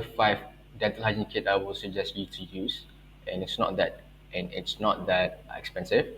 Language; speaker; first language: English; non-native, local second language; Malay